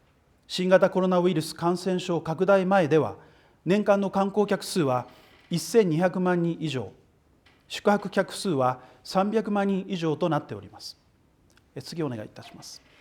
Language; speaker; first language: Japanese; native; Japanese